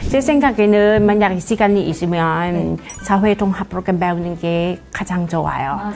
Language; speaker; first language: Korean; non-native, fluent; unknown